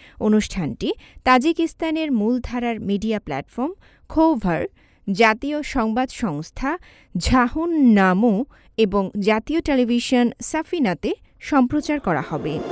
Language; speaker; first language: Bangla; native; Bangla